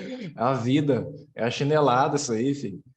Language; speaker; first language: Portuguese; native; Portuguese